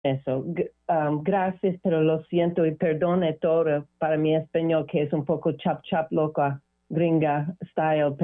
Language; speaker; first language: Spanish; non-native, learner; English